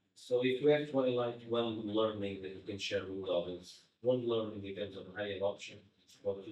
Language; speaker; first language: English; non-native, fluent; Portuguese